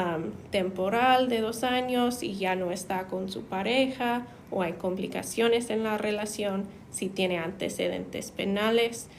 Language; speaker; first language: Spanish; non-native, fluent; English